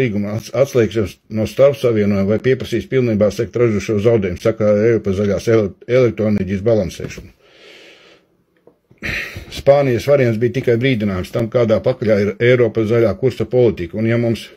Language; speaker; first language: Latvian; native; Latvian